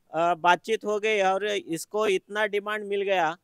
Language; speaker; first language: Hindi; non-native, local second language; Marathi